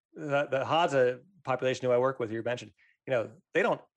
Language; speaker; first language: English; native; English